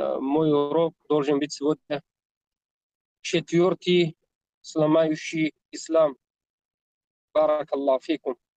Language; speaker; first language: Russian; non-native, learner; Tajik